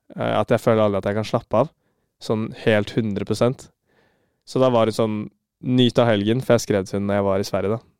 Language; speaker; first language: Norwegian; native; Norwegian